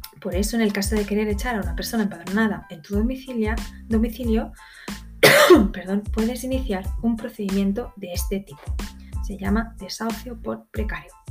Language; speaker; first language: Spanish; native; Spanish